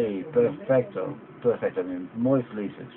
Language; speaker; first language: Spanish; non-native, learner; English